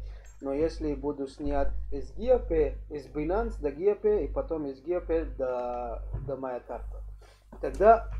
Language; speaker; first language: Russian; non-native, learner; English